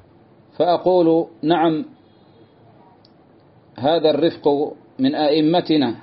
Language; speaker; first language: Arabic; native; Arabic